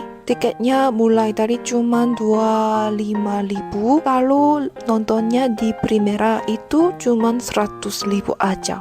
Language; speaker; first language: Indonesian; non-native, fluent; Korean